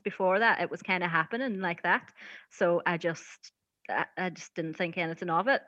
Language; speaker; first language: English; native; English